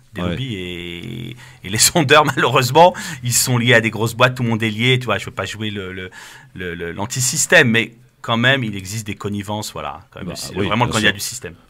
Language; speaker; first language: French; native; French